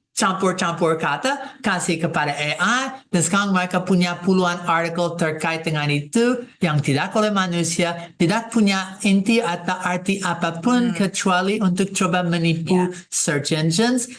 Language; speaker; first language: Indonesian; non-native, fluent; English